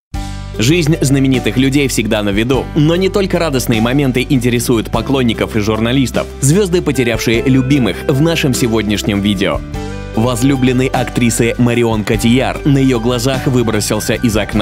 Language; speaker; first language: Russian; native; Russian